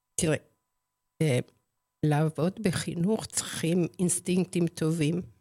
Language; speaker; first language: Hebrew; non-native, fluent; Spanish